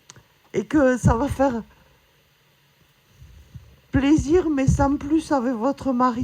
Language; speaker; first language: French; native; French